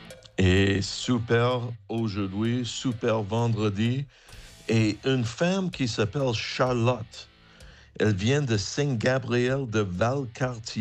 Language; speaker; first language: French; non-native, fluent; English